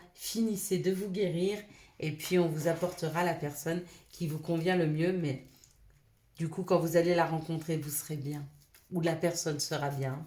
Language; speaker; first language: French; native; French